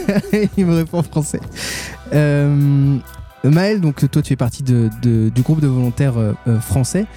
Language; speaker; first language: French; native; French